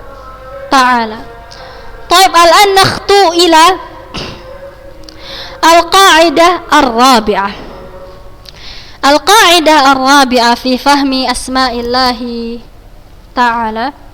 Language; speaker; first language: Arabic; non-native, fluent; Indonesian